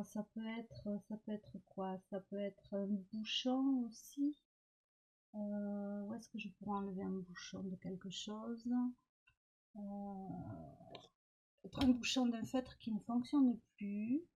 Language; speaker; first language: French; native; French